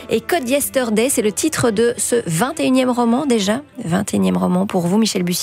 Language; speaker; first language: French; native; French